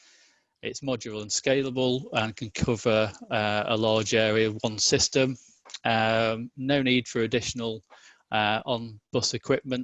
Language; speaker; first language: English; native; English